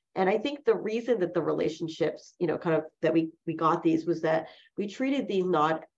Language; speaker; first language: English; early bilingual, other home language; Chinese